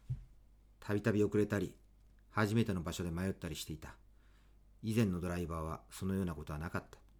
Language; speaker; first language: Japanese; native; Japanese